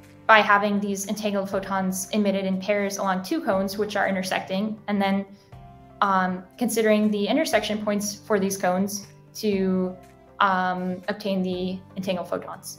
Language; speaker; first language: English; native; English